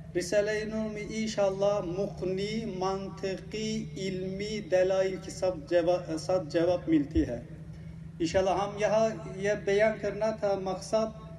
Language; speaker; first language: Urdu; non-native, learner; Turkish